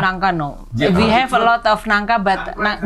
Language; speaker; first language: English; non-native, learner; Indonesian